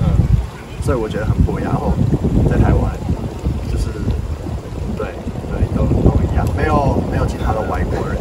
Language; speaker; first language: Chinese; non-native, fluent; English